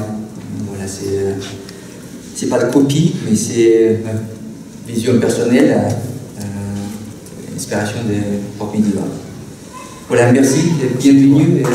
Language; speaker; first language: French; non-native, learner; Russian